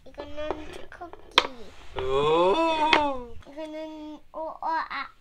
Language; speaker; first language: Korean; early bilingual, heritage; Korean